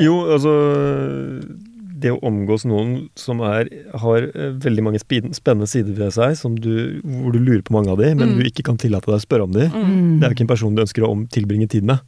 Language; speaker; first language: Norwegian; native; Norwegian